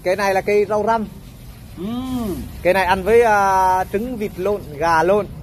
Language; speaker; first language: Vietnamese; native; Vietnamese